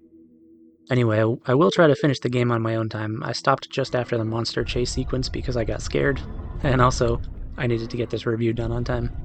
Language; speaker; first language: English; native; English